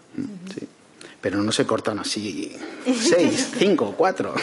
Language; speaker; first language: Spanish; native; Spanish